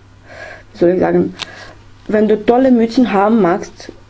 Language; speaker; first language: German; non-native, fluent; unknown